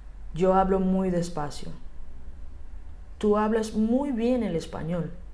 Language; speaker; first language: Spanish; non-native, fluent; Portuguese